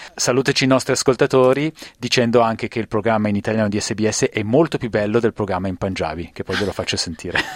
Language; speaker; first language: Italian; native; Italian